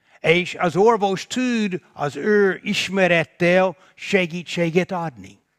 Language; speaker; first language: Hungarian; non-native, fluent; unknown